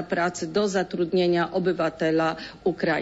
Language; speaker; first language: Polish; native; Polish